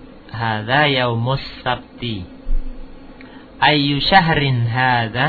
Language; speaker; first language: Arabic; non-native, fluent; Indonesian